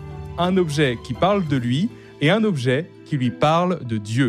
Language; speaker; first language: French; native; French